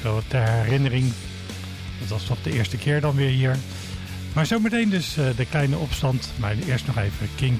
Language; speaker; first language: Dutch; native; Dutch